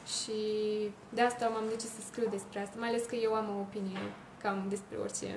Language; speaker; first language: Romanian; native; Romanian